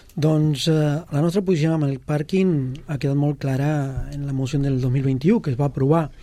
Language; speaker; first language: Catalan; non-native, local second language; Spanish